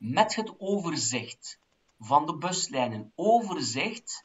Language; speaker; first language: Dutch; non-native, fluent; Turkish